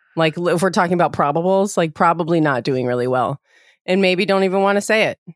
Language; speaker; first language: English; native; English